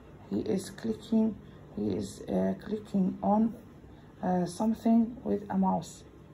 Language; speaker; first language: English; non-native, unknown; Arabic